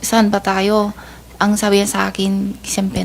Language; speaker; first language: Filipino; non-native, learner; Chinese